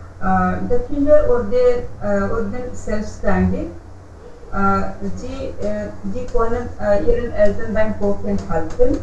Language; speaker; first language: German; non-native, learner; Hindi